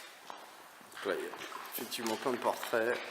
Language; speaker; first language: French; native; French